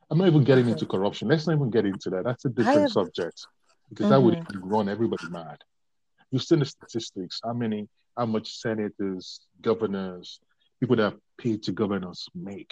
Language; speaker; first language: English; non-native, local second language; Yoruba